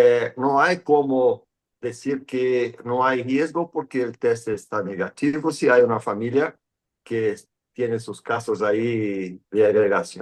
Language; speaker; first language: Spanish; non-native, fluent; Portuguese